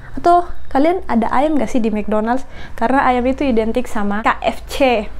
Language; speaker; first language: Indonesian; native; Indonesian